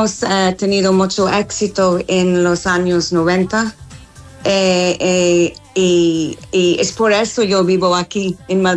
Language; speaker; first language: Spanish; non-native, fluent; English